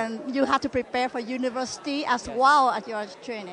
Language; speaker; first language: English; non-native, fluent; Vietnamese